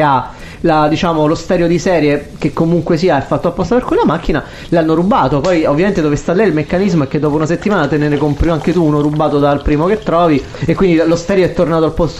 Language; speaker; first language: Italian; native; Italian